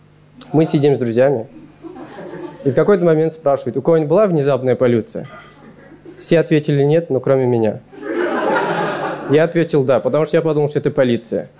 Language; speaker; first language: Russian; native; Russian